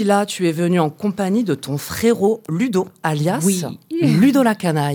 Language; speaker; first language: French; native; French